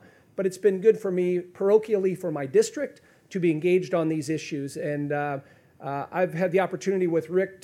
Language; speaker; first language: English; native; English